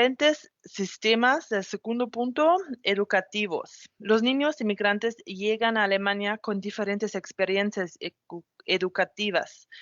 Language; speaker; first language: Spanish; non-native, fluent; German